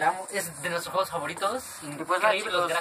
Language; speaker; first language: Spanish; native; Spanish